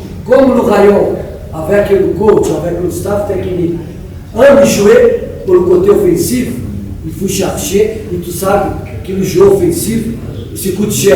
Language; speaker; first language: French; non-native, fluent; Portuguese